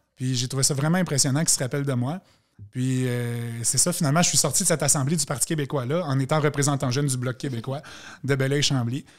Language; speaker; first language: French; native; French